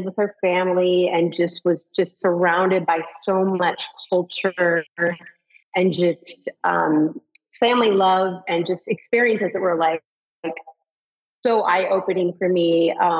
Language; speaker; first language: English; native; English